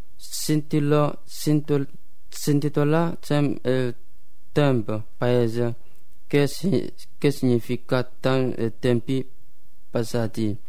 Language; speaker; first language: Italian; non-native, learner; Bambara